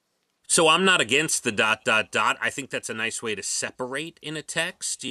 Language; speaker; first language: English; native; English